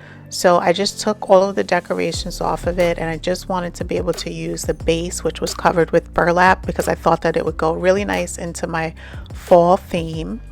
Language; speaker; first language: English; native; English